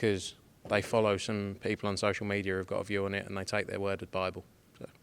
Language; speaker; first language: English; native; English